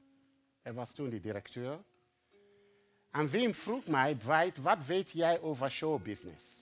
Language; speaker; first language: Dutch; non-native, fluent; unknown